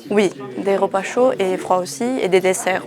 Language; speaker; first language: French; non-native, fluent; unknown